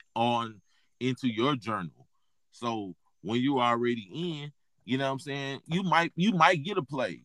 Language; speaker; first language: English; native; English